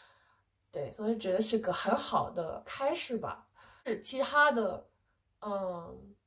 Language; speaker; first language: Chinese; non-native, fluent; English